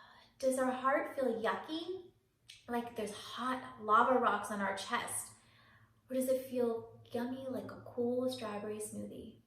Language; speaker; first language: English; native; English